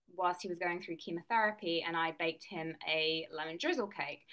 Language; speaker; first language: English; native; English